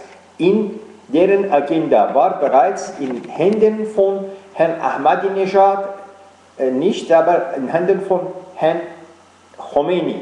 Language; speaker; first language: German; non-native, fluent; Persian